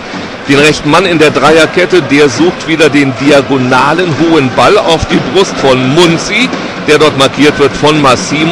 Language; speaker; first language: German; native; German